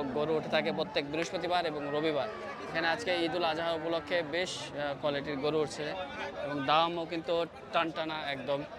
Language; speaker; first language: Bangla; native; Bangla